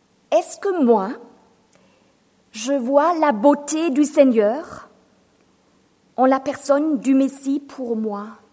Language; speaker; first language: French; non-native, fluent; German